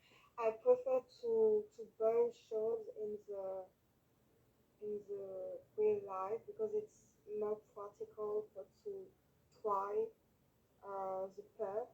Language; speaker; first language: English; non-native, learner; French